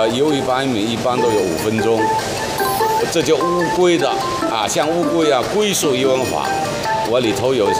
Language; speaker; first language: Chinese; native; Chinese